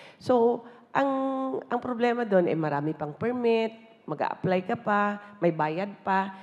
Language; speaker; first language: Filipino; non-native, local second language; Hiligaynon